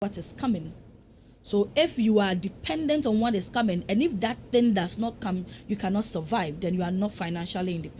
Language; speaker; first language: English; non-native, local second language; Akan